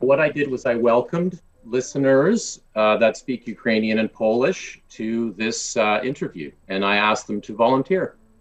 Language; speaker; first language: English; early bilingual, other home language; Polish